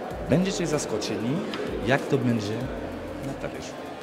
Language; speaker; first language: Polish; non-native, fluent; French